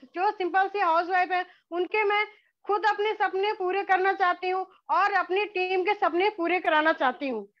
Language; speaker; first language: Hindi; native; Hindi